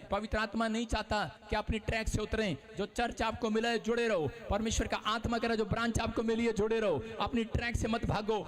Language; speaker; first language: Hindi; non-native, local second language; Punjabi